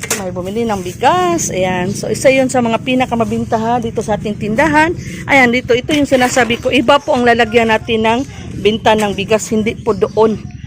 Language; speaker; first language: Filipino; non-native, local second language; Cebuano